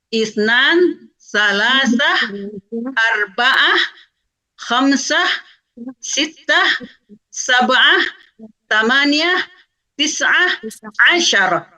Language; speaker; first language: Arabic; non-native, fluent; Indonesian